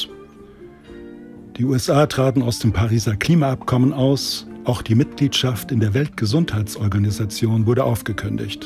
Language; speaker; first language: German; native; German